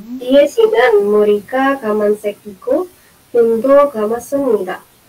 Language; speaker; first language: Korean; non-native, learner; Indonesian